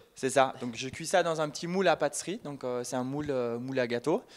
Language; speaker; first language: French; non-native, fluent; German